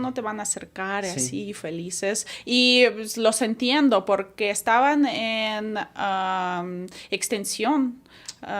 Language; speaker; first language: Spanish; non-native, fluent; Ukrainian